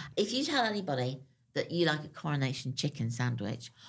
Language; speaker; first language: English; native; English